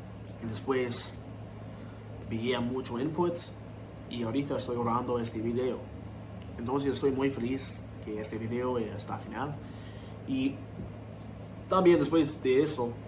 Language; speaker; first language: Spanish; non-native, learner; English